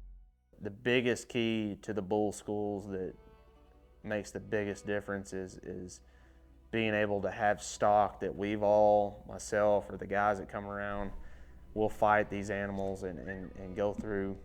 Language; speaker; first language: English; native; English